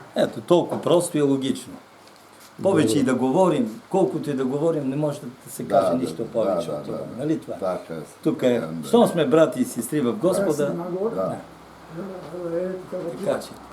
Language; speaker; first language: Bulgarian; native; Bulgarian